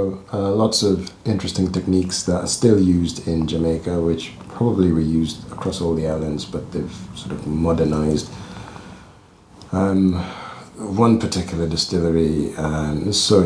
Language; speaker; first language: English; non-native, local second language; Ganda